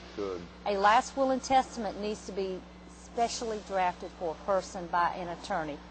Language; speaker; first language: English; native; English